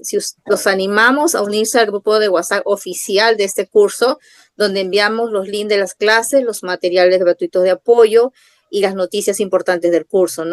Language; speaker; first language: Spanish; native; Spanish